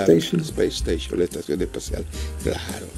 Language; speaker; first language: Spanish; native; Spanish